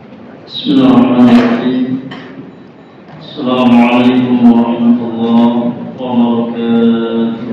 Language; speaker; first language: Arabic; non-native, fluent; Indonesian